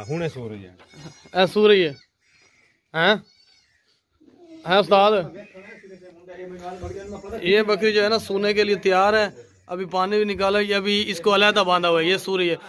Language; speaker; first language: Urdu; non-native, local second language; Punjabi